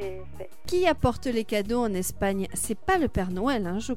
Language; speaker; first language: French; native; French